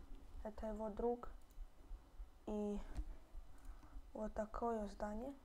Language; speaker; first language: Russian; early bilingual, heritage; Russian